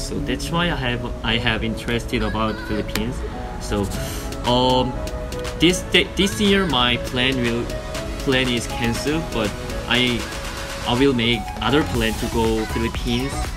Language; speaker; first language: English; non-native, learner; Korean